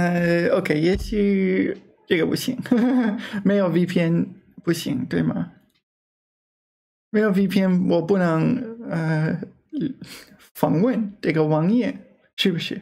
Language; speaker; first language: Chinese; non-native, learner; English